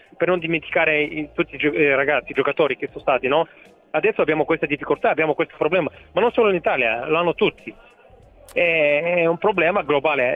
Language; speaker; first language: Italian; non-native, fluent; Bulgarian